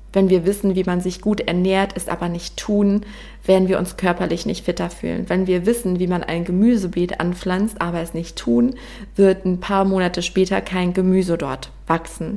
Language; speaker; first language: German; native; German